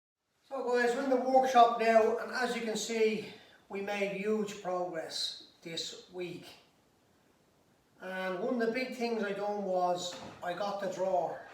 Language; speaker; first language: English; native; English